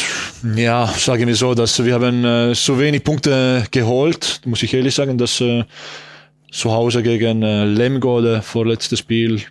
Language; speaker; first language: German; non-native, learner; Estonian